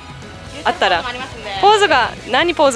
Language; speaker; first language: Japanese; non-native, fluent; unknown